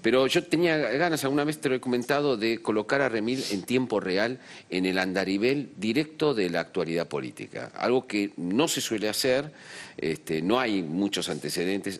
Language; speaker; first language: Spanish; native; Spanish